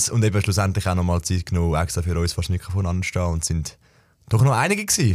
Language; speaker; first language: German; native; German